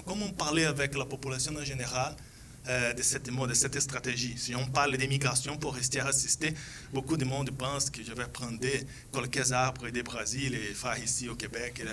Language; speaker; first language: French; non-native, fluent; Portuguese